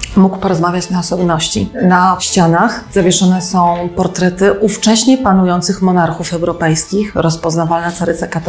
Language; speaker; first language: Polish; native; Polish